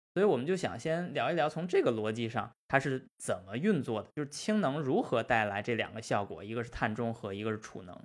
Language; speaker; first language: Chinese; native; Chinese